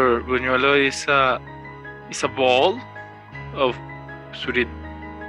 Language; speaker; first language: English; non-native, learner; Spanish